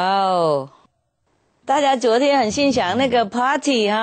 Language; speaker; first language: Chinese; non-native, fluent; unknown